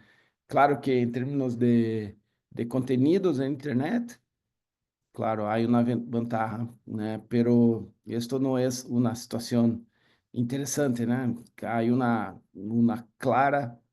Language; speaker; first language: Spanish; non-native, learner; Portuguese